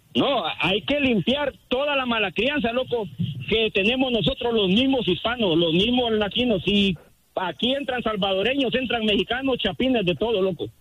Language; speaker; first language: Spanish; native; Spanish